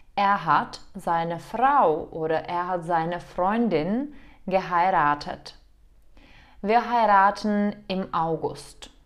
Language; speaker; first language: German; non-native, fluent; Czech